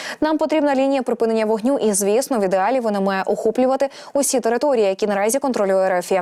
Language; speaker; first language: Ukrainian; native; Ukrainian